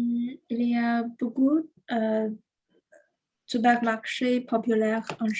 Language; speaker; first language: French; non-native, learner; Chinese